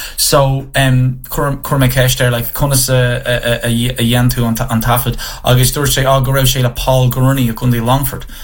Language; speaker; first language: Irish; non-native, local second language; English